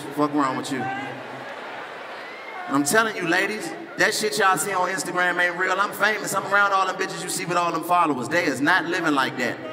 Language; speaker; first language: English; native; English